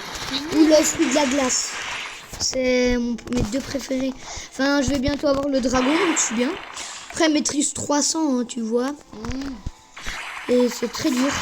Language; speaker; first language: French; native; French